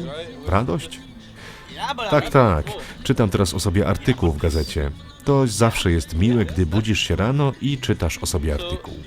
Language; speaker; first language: Polish; non-native, fluent; English